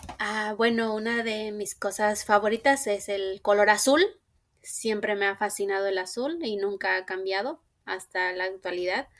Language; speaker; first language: Spanish; native; Spanish